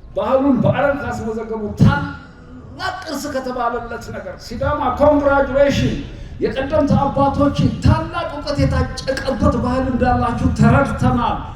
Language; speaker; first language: Amharic; non-native, local second language; Sidamo